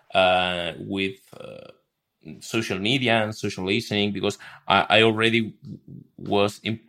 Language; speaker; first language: English; non-native, fluent; Spanish